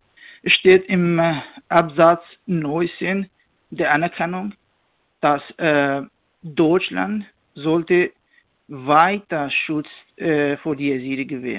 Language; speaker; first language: German; non-native, learner; Kurdish